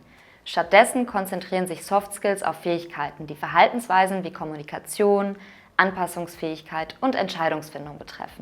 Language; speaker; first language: German; native; German